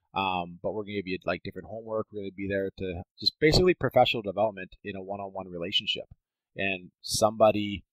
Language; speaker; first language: English; native; English